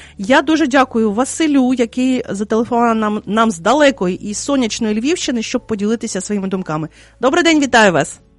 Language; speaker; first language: Ukrainian; native; Ukrainian